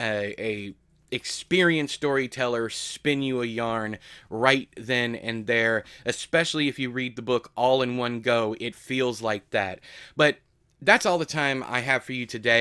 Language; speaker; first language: English; native; English